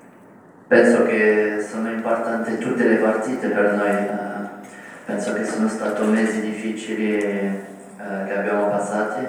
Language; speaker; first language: Italian; non-native, fluent; French